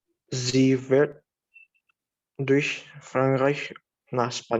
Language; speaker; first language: German; non-native, learner; Indonesian